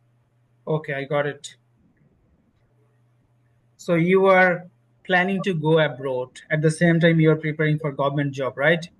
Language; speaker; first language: English; non-native, fluent; Bangla